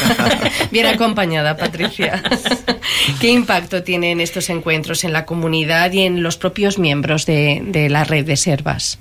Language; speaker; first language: Spanish; native; Spanish